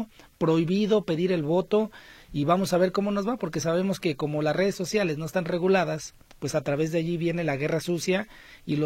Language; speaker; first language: Spanish; native; Spanish